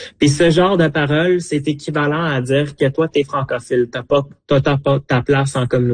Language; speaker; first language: French; non-native, local second language; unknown